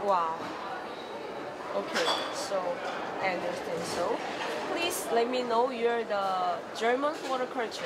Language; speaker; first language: English; non-native, learner; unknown